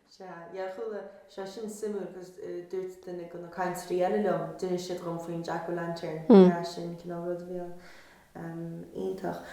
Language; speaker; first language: Irish; native; Irish